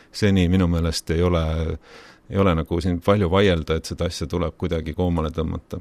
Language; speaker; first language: Estonian; native; Estonian